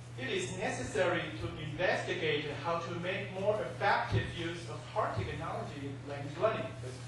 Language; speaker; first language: English; non-native, fluent; Chinese